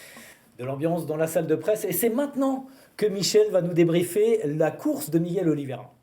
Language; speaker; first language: French; native; French